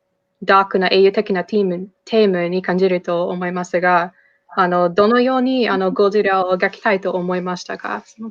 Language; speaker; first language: Japanese; non-native, fluent; English